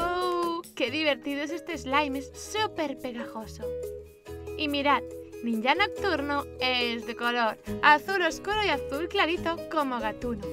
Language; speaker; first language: Spanish; native; Spanish